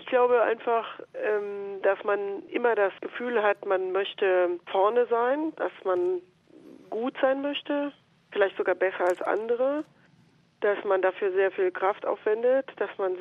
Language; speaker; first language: German; native; German